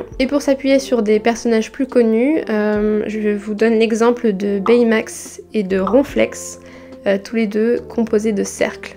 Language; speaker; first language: French; native; French